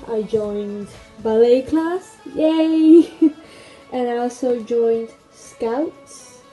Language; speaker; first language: English; non-native, local second language; Cantonese